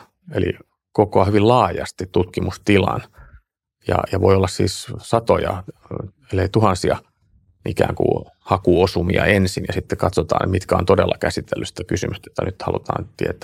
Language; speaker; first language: Finnish; native; Finnish